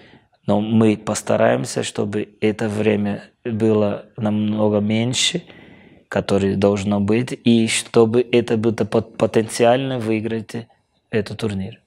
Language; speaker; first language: Russian; non-native, fluent; Portuguese